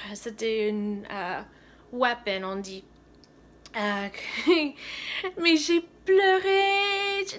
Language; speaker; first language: French; non-native, fluent; English